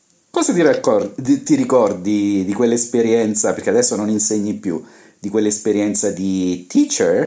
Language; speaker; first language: Italian; native; Italian